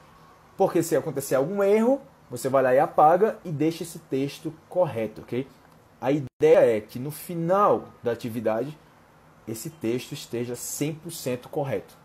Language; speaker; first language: Portuguese; native; Portuguese